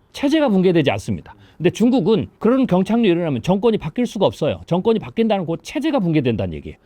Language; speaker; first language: Korean; native; Korean